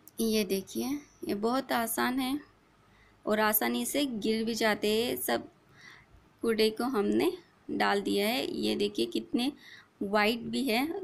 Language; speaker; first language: Hindi; non-native, local second language; Marathi